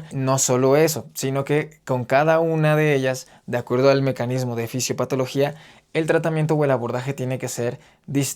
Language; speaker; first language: Spanish; native; Spanish